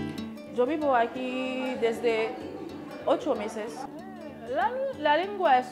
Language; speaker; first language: Spanish; non-native, learner; Haitian Creole